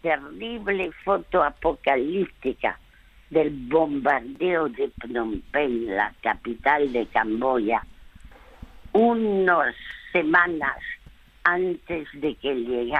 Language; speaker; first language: Spanish; early bilingual, other home language; French